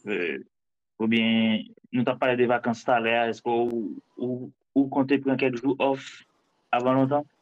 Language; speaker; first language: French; non-native, local second language; Haitian Creole